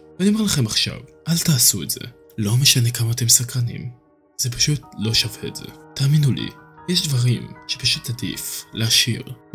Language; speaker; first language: Hebrew; native; Hebrew